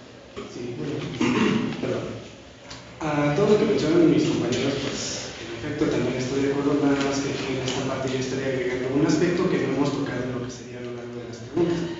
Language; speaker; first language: Spanish; native; Spanish